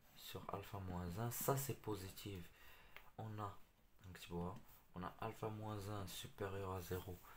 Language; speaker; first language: French; non-native, local second language; Arabic